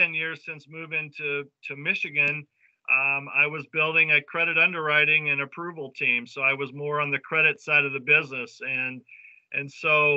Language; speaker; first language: English; native; English